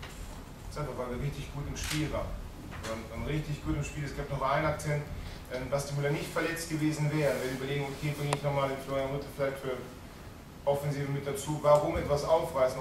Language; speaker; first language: German; native; German